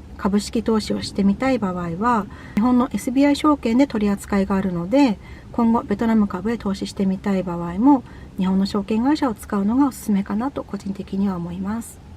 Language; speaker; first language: Japanese; native; Japanese